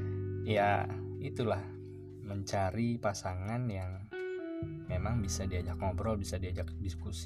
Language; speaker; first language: Indonesian; native; Indonesian